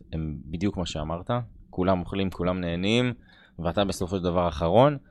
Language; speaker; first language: Hebrew; native; Hebrew